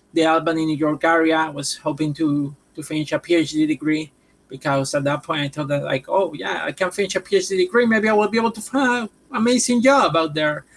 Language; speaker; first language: English; non-native, fluent; Spanish